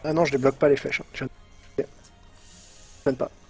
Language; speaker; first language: French; native; French